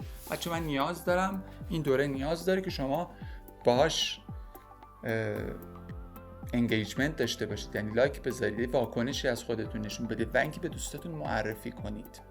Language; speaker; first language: Persian; native; Persian